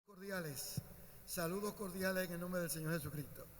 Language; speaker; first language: Spanish; native; Spanish